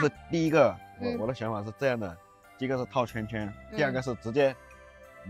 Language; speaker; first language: Chinese; native; Chinese